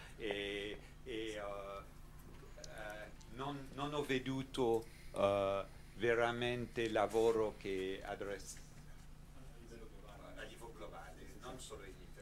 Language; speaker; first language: Italian; non-native, learner; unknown